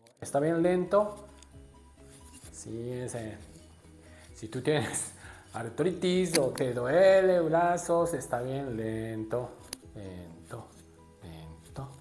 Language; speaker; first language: Spanish; non-native, learner; Japanese